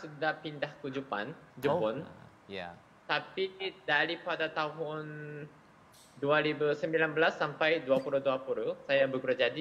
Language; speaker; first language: Indonesian; non-native, learner; Japanese